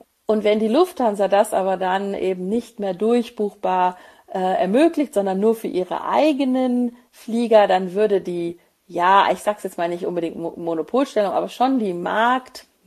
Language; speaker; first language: German; native; German